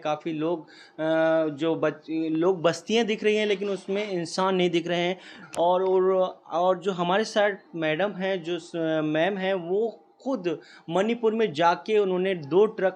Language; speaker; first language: Hindi; native; Hindi